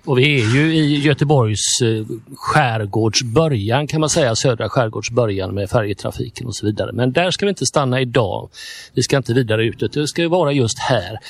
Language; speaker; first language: Swedish; native; Swedish